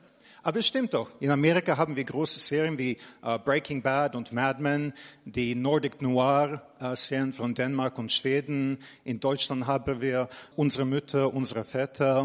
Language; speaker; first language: German; non-native, fluent; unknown